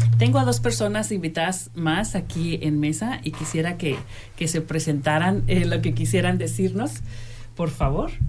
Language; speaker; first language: Spanish; native; Spanish